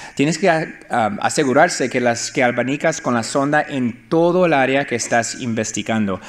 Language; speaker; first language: Spanish; early bilingual, heritage; Spanish